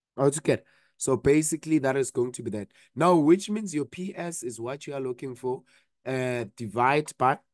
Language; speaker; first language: English; non-native, local second language; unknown